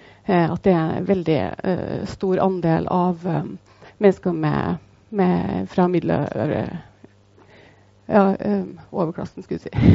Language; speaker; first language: Norwegian; native; Norwegian